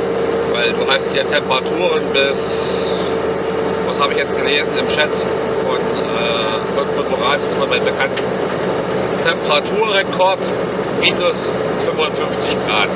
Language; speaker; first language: German; native; German